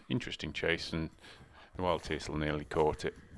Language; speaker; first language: English; native; English